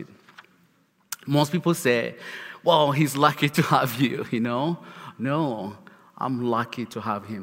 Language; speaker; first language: English; non-native, local second language; Kinyarwanda